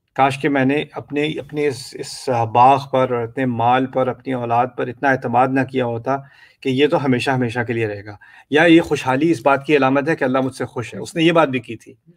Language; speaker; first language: Urdu; native; Urdu